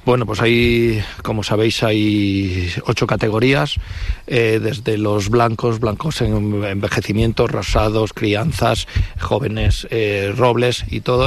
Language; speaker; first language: Spanish; native; Spanish